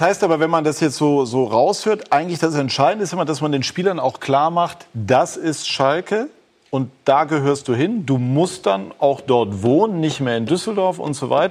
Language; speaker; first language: German; native; German